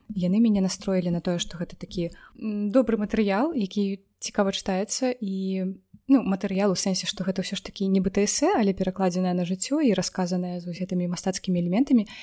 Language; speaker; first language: Belarusian; non-native, local second language; Russian